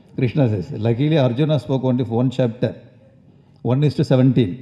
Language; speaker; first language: English; non-native, local second language; Tamil